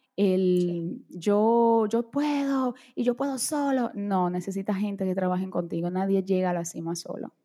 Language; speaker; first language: Spanish; early bilingual, other home language; Portuguese